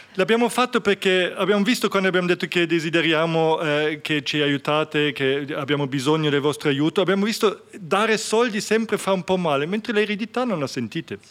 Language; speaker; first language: Italian; non-native, fluent; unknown